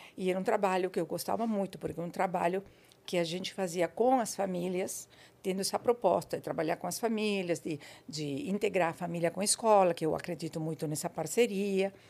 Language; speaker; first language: Portuguese; non-native, fluent; Spanish